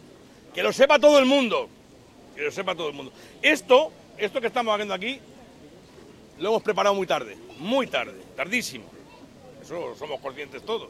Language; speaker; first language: Spanish; native; Spanish